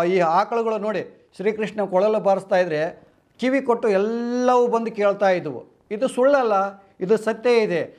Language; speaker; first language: Kannada; non-native, local second language; Telugu